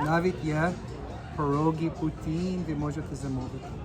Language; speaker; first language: Ukrainian; non-native, learner; English